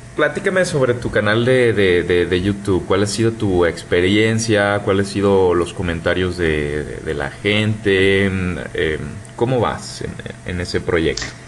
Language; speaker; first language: Spanish; native; Spanish